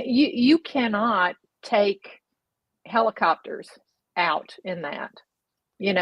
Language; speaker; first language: English; native; English